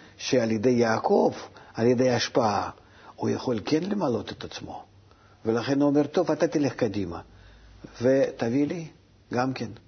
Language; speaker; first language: Hebrew; non-native, fluent; Russian